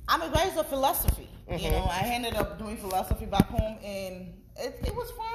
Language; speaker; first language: English; non-native, local second language; Yoruba